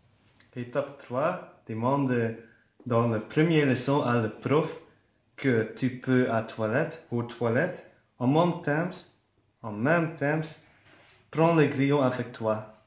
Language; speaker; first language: French; non-native, learner; Dutch